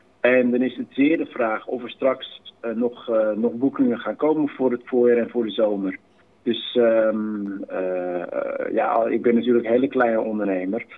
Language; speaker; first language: Dutch; native; Dutch